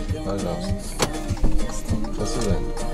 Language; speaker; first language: Russian; non-native, local second language; Kyrgyz